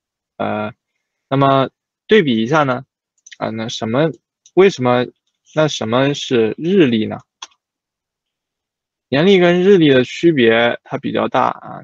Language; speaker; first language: Chinese; native; Chinese